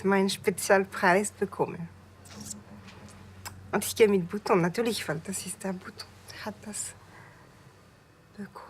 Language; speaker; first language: German; non-native, learner; French